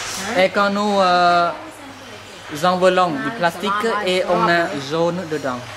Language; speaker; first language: French; non-native, fluent; Khmer